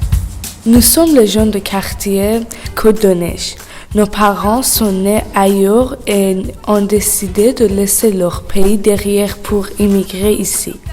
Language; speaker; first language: French; early bilingual, other home language; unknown